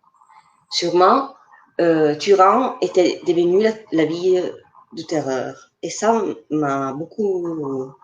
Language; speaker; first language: French; non-native, fluent; Italian